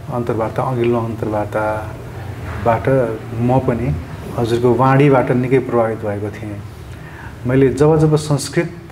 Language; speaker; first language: Nepali; native; Nepali